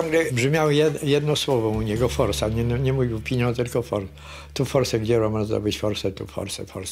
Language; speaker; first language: Polish; native; Polish